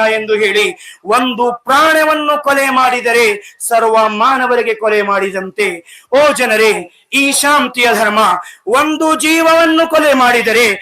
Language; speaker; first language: Kannada; non-native, local second language; Urdu